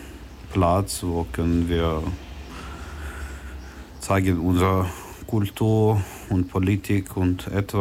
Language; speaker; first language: German; non-native, learner; Ukrainian